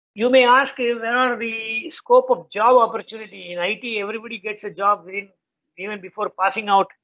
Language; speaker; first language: English; non-native, local second language; Tamil